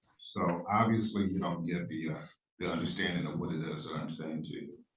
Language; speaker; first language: English; native; English